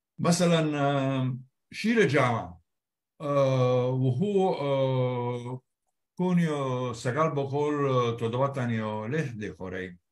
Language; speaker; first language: Somali; non-native, fluent; Italian